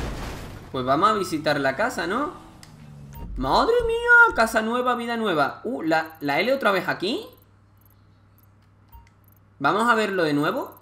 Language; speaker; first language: Spanish; native; Spanish